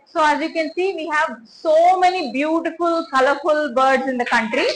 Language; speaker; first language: English; non-native, local second language; Kannada